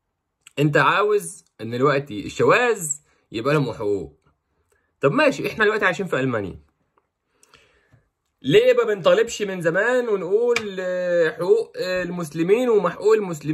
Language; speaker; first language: Arabic; native; Arabic